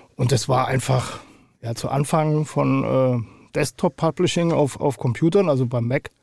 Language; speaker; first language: German; native; German